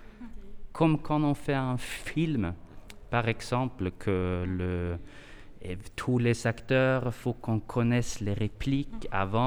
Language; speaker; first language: French; non-native, fluent; Swedish